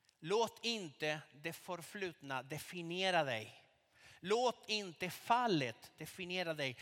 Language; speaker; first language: Swedish; non-native, fluent; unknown